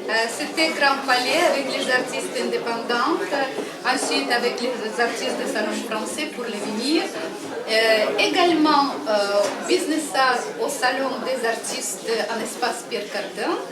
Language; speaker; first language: French; non-native, fluent; Russian